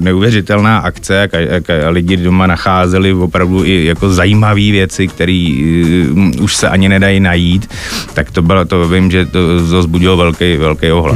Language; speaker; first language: Czech; native; Czech